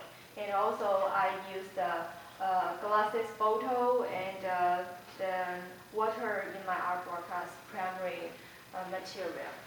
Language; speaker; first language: English; non-native, fluent; Chinese